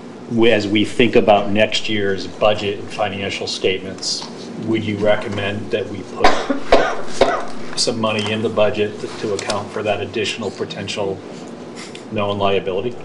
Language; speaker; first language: English; native; English